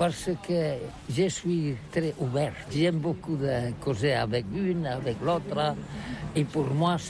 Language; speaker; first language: French; non-native, learner; Catalan